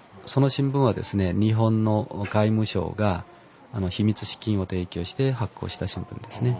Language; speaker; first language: Japanese; non-native, fluent; Korean